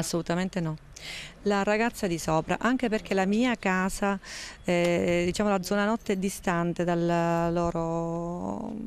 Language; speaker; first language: Italian; native; Italian